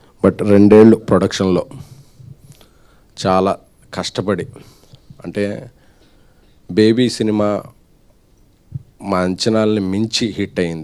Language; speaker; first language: Telugu; native; Telugu